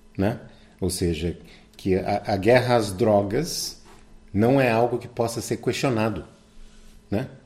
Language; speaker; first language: Portuguese; native; Portuguese